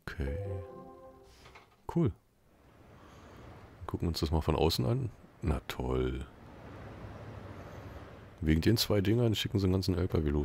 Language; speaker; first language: German; native; German